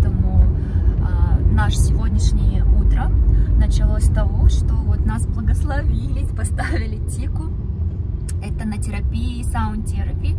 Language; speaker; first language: Russian; native; Russian